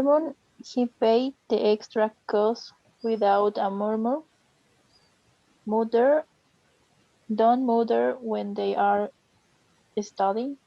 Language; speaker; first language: English; non-native, learner; Spanish